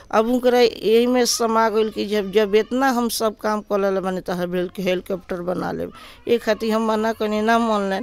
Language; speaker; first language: Hindi; native; Hindi